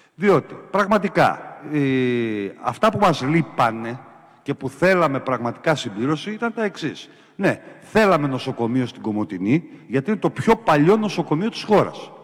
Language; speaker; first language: Greek; native; Greek